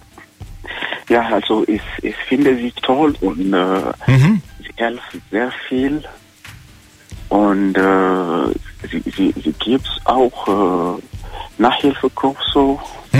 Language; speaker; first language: German; non-native, learner; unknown